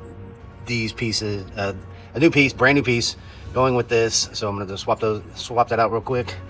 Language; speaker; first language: English; native; English